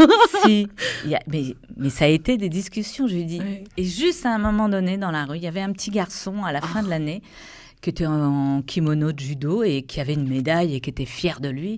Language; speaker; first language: French; native; French